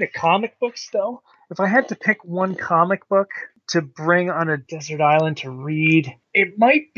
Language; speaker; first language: English; native; English